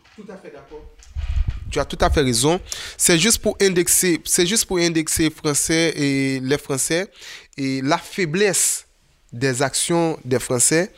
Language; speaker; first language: French; non-native, local second language; Haitian Creole